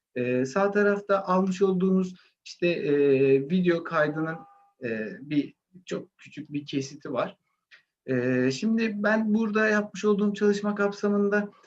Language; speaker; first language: Turkish; native; Turkish